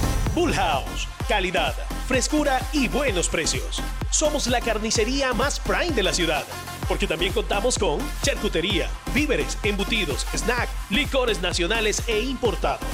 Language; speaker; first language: Spanish; native; Spanish